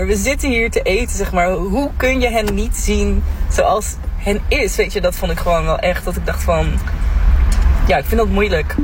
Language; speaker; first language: Dutch; native; Dutch